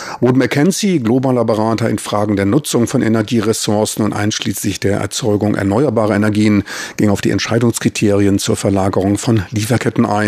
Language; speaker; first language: German; native; German